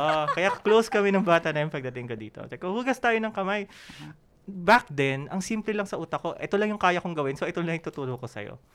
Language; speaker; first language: Filipino; native; Filipino